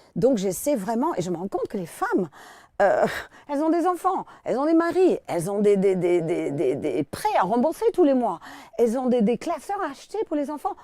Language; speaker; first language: French; non-native, fluent; English